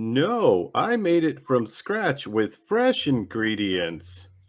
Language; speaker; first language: English; native; English